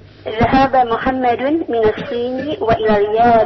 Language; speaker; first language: Arabic; non-native, learner; Indonesian